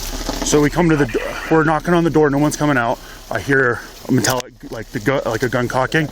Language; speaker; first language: English; native; English